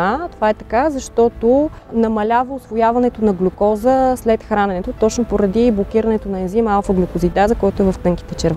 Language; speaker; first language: Bulgarian; native; Bulgarian